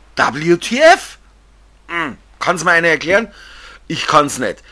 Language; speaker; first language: German; native; German